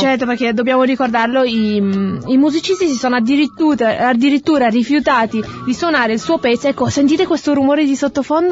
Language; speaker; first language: Italian; native; Italian